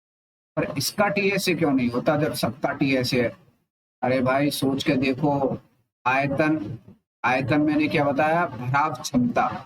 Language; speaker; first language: Hindi; native; Hindi